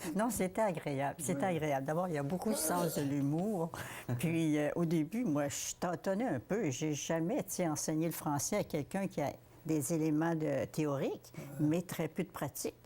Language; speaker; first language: French; native; French